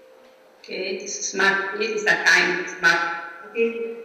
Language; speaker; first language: English; non-native, learner; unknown